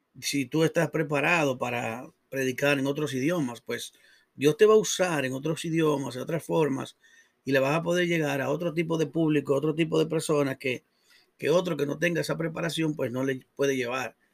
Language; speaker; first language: Spanish; native; Spanish